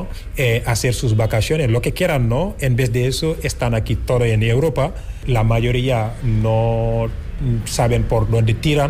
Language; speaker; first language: Spanish; non-native, fluent; Wolof